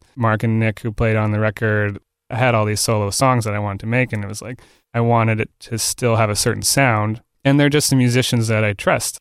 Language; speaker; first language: English; native; English